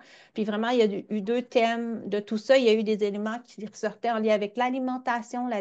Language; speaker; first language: French; native; French